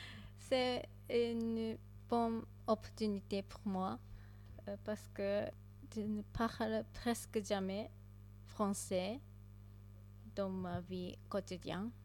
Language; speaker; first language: French; non-native, learner; Japanese